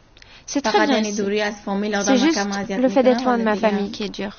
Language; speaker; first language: French; non-native, fluent; Persian